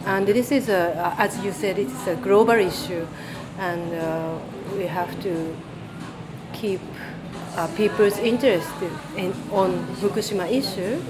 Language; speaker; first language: English; non-native, fluent; Japanese